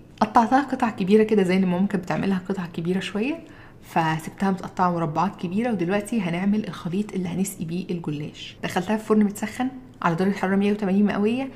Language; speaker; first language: Arabic; native; Arabic